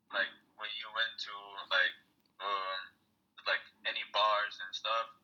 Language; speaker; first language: English; non-native, fluent; Amharic